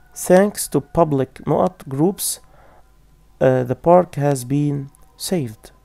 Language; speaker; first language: English; non-native, fluent; Arabic